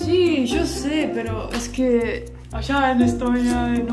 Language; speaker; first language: Spanish; non-native, fluent; Estonian